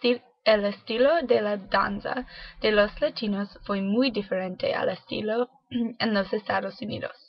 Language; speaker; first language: Spanish; non-native, learner; English